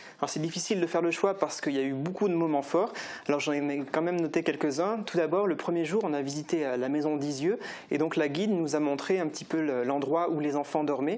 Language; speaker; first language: French; native; French